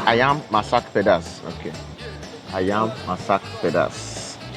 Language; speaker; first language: Indonesian; non-native, learner; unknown